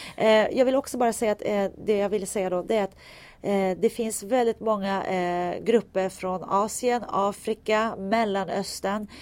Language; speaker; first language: Swedish; early bilingual, other home language; Turkish